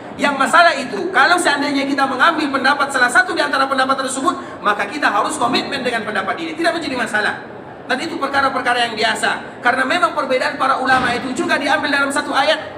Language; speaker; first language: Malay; native; Malay